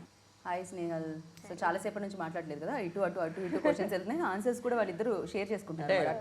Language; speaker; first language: Telugu; native; Telugu